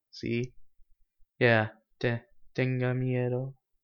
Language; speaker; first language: Spanish; non-native, learner; English